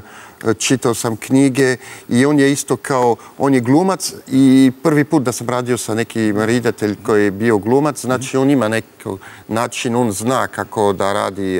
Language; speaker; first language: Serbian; early bilingual, heritage; French